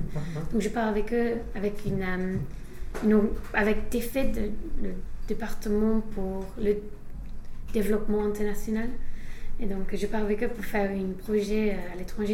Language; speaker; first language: French; non-native, fluent; English